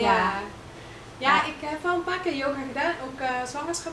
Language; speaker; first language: Dutch; native; Dutch